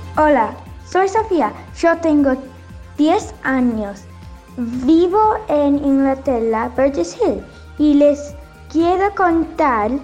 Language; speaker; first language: Spanish; early bilingual, heritage; Spanish